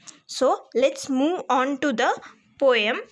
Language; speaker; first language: English; non-native, local second language; Hindi